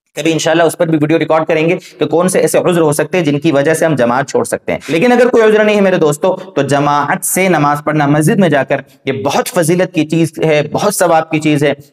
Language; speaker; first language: Hindi; native; Hindi